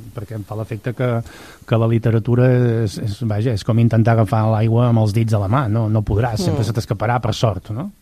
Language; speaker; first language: Catalan; native; Catalan